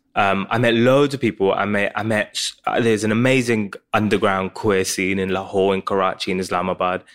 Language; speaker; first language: English; native; English